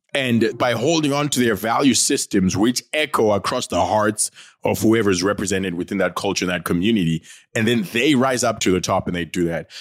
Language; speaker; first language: English; non-native, local second language; North Ndebele